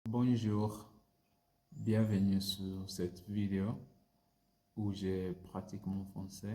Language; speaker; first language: French; non-native, learner; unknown